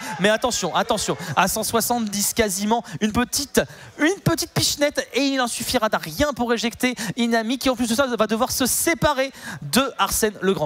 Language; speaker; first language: French; native; French